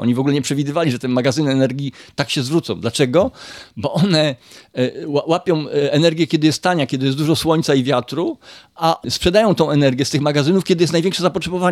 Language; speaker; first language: Polish; native; Polish